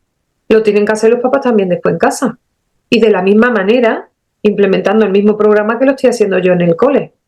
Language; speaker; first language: Spanish; native; Spanish